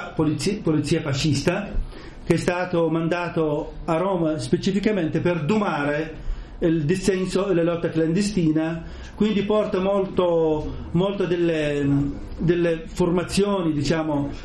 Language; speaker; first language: Italian; non-native, fluent; Arabic